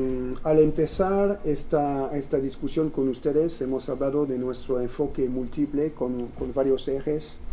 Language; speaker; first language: Spanish; non-native, fluent; German